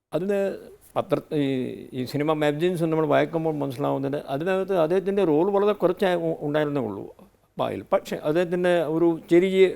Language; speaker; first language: Malayalam; non-native, fluent; Hindi